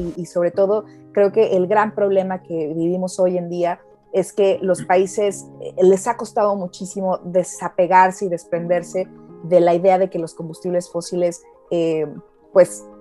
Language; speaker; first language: Spanish; native; Spanish